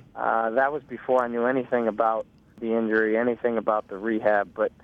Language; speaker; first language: English; native; English